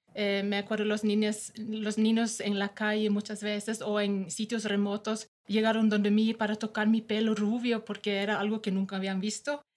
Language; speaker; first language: Spanish; non-native, fluent; Norwegian